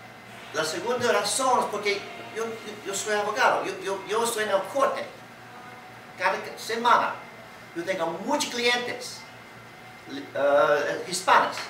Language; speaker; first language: Spanish; non-native, learner; English